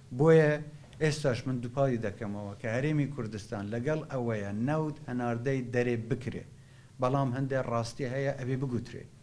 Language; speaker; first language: Central Kurdish; non-native, local second language; Kurdish